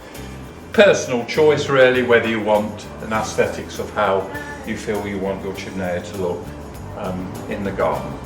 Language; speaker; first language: English; native; English